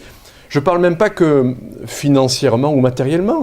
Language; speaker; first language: French; native; French